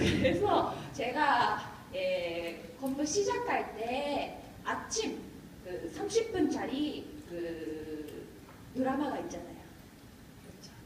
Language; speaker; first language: Korean; non-native, fluent; Japanese